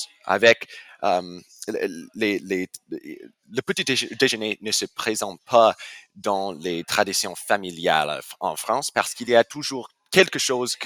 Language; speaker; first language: French; non-native, fluent; English